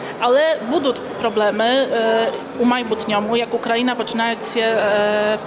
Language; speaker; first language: Polish; non-native, learner; Ukrainian